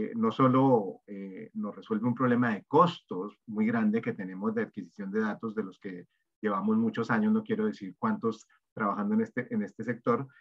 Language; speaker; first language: Spanish; native; Spanish